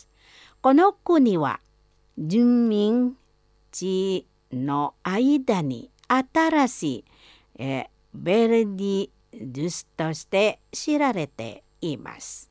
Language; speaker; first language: Japanese; non-native, fluent; Indonesian